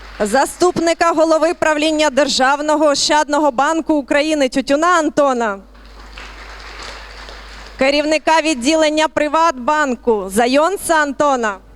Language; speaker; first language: Ukrainian; native; Ukrainian